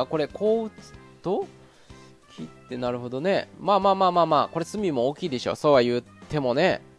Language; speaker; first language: Japanese; native; Japanese